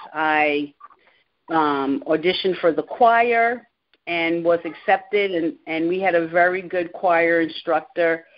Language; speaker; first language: English; native; English